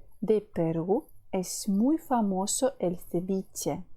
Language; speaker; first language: Spanish; non-native, fluent; Ukrainian